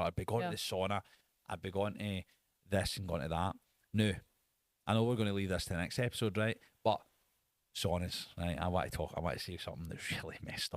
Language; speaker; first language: English; native; English